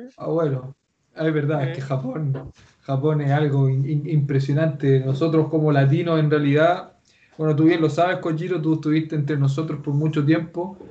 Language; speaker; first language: Spanish; native; Spanish